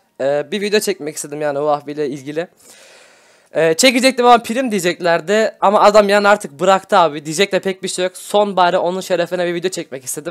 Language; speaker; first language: Turkish; native; Turkish